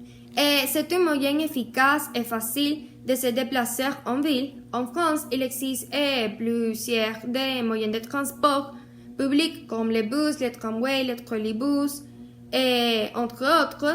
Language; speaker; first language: French; non-native, learner; Spanish